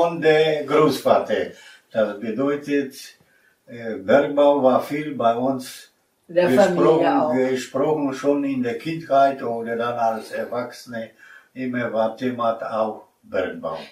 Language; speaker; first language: German; non-native, fluent; Polish